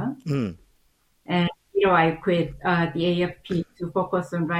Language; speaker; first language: English; non-native, fluent; Korean